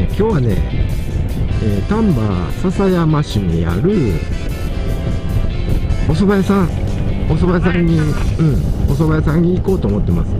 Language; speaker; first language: Japanese; native; Japanese